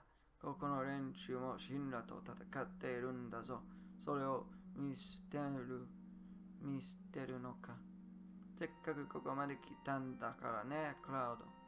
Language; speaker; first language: Japanese; non-native, learner; English